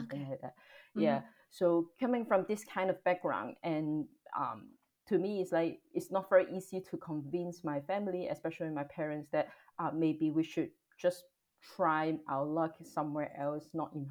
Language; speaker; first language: English; non-native, local second language; Cantonese